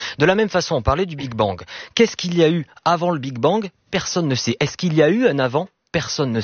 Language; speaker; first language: French; native; French